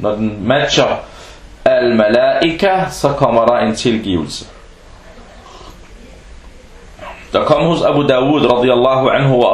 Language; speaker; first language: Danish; non-native, fluent; Arabic